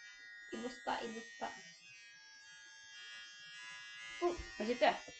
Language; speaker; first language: French; non-native, learner; Spanish